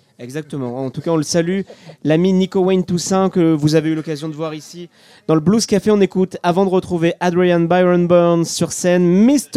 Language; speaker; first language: French; native; French